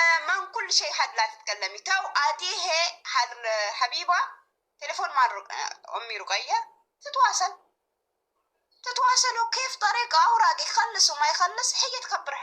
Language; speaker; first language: Arabic; non-native, fluent; Amharic